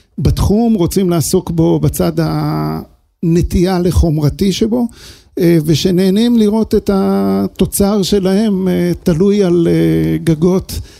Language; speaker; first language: Hebrew; early bilingual, other home language; English